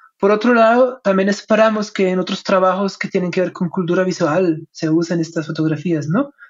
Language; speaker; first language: Spanish; non-native, fluent; German